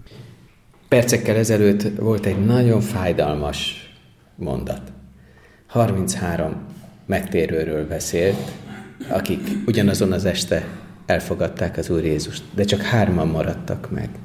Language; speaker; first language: Hungarian; native; Hungarian